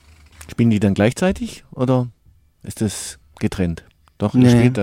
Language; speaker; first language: German; native; German